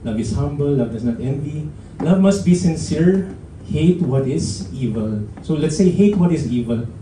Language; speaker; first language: English; non-native, local second language; Filipino